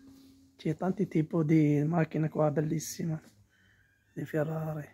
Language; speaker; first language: Italian; non-native, learner; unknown